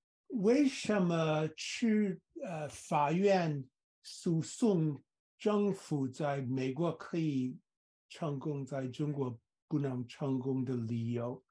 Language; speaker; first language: Chinese; non-native, fluent; English